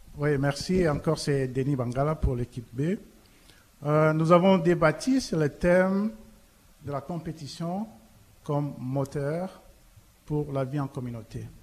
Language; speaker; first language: French; non-native, local second language; Lingala